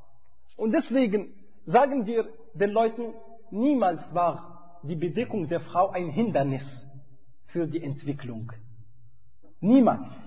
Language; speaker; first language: German; non-native, fluent; Arabic